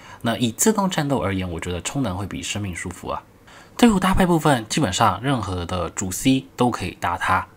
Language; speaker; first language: Chinese; native; Chinese